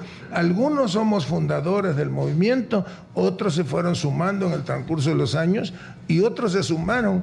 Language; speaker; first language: Spanish; native; Spanish